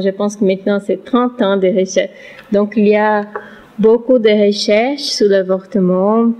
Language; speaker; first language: French; non-native, learner; Portuguese